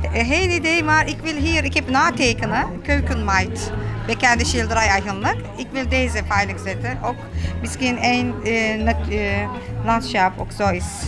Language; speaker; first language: Dutch; non-native, learner; Turkish